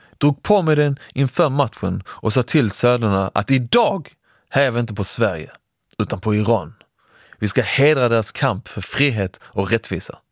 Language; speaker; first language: Swedish; early bilingual, other home language; Persian